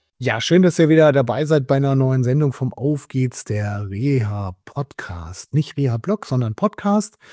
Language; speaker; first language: German; native; German